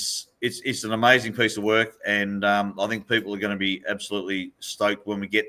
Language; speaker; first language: English; native; English